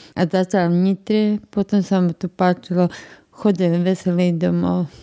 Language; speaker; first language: Slovak; native; Slovak